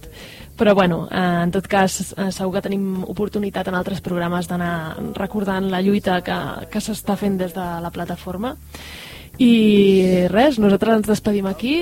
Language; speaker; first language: Catalan; native; Catalan